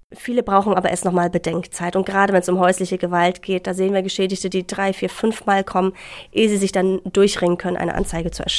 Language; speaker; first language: German; native; German